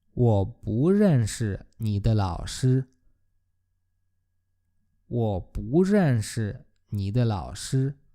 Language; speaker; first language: Chinese; non-native, fluent; Polish